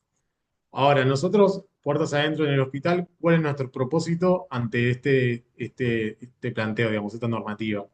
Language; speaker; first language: Spanish; native; Spanish